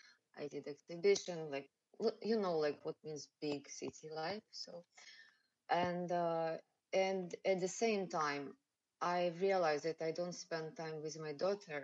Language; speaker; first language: English; non-native, learner; Russian